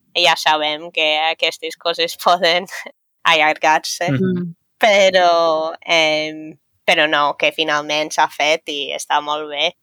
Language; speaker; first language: Catalan; non-native, fluent; English